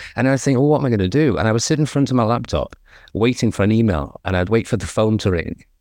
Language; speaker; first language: English; native; English